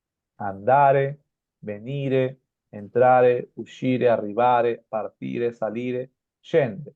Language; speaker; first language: Italian; non-native, fluent; Spanish